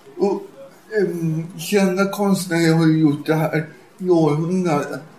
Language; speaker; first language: Swedish; native; Swedish